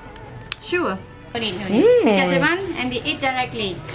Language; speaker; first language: English; non-native, learner; Khmer